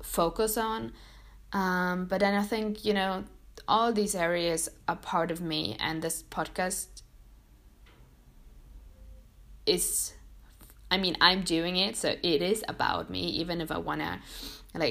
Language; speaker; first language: English; non-native, fluent; German